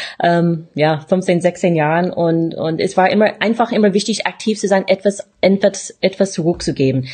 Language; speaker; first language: German; non-native, fluent; English